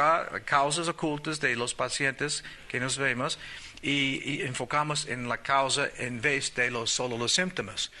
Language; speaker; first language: Spanish; non-native, learner; English